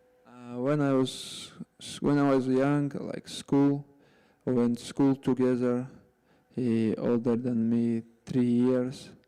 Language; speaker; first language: English; non-native, learner; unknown